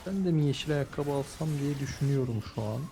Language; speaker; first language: Turkish; native; Turkish